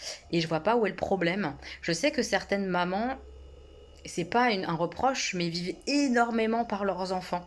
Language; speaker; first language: French; native; French